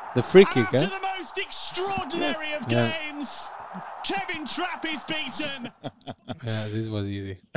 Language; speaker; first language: English; non-native, fluent; Albanian